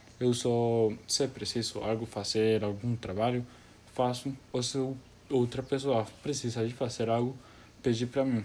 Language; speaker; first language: Portuguese; non-native, learner; Spanish